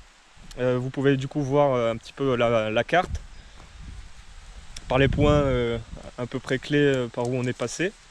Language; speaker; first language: French; native; French